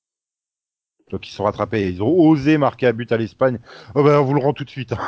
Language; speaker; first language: French; native; French